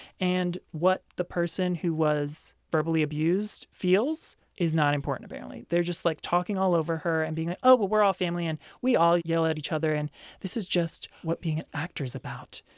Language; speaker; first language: English; native; English